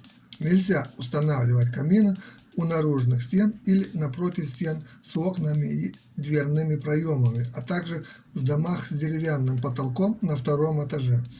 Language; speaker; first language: Russian; native; Russian